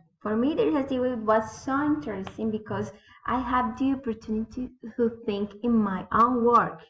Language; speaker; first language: English; non-native, learner; Spanish